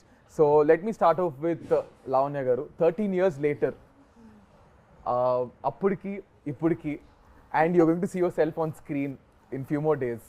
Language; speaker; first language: Telugu; native; Telugu